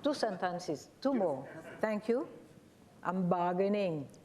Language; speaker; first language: English; non-native, learner; French